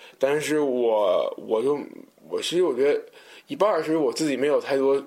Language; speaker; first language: Chinese; non-native, fluent; English